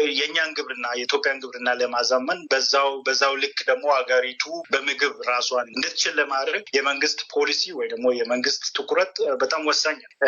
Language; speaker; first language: Amharic; non-native, local second language; Oromo